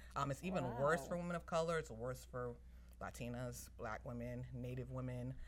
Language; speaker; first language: English; native; English